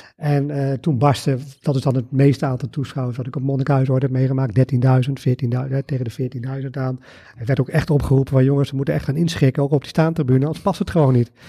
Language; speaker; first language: Dutch; native; Dutch